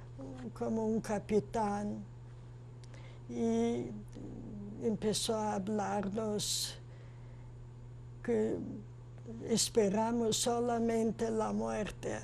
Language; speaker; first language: Spanish; non-native, fluent; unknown